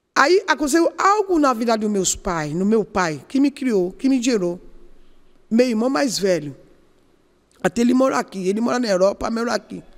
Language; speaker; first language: Portuguese; non-native, learner; Yoruba